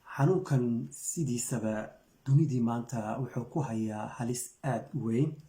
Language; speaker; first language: Somali; native; Somali